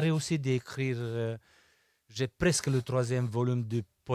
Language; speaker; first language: French; non-native, fluent; Romanian